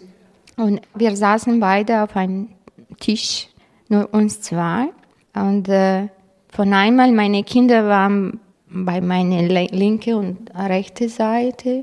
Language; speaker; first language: German; non-native, fluent; Croatian